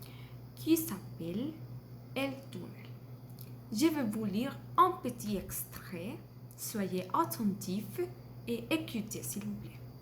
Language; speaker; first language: French; non-native, learner; Spanish